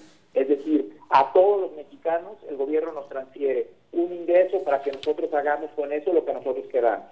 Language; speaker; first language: Spanish; native; Spanish